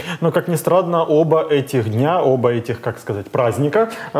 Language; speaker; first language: Russian; native; Russian